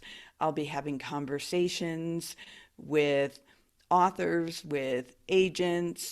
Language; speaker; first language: English; native; English